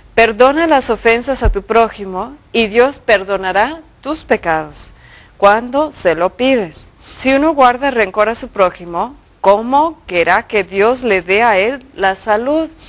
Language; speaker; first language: Spanish; early bilingual, other home language; English